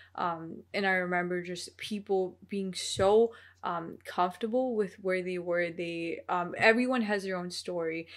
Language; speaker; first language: English; early bilingual, other home language; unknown